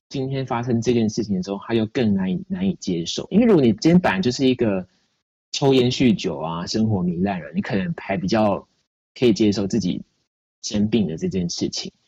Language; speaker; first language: Chinese; native; Chinese